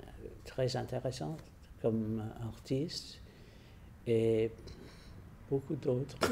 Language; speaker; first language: French; non-native, fluent; English